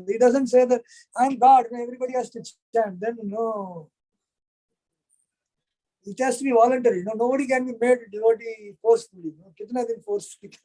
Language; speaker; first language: English; non-native, local second language; Hindi